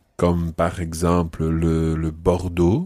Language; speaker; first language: French; non-native, fluent; English